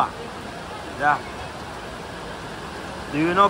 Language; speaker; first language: English; non-native, learner; Spanish